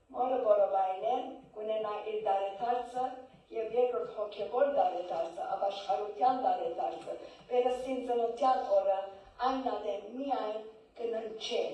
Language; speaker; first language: Armenian; early bilingual, heritage; Armenian